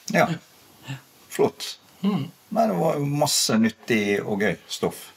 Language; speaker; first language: Norwegian; native; Norwegian